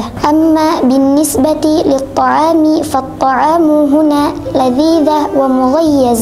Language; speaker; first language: Arabic; non-native, learner; Indonesian